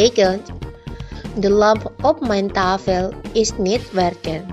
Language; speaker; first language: Dutch; non-native, learner; Indonesian